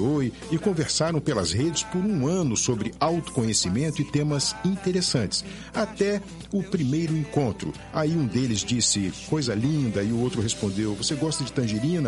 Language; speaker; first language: Portuguese; native; Portuguese